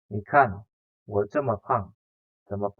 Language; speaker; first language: Chinese; non-native, fluent; Indonesian